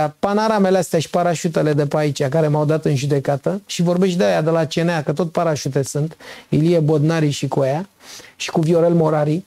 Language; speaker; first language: Romanian; native; Romanian